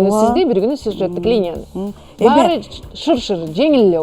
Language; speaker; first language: Kyrgyz; native; Kyrgyz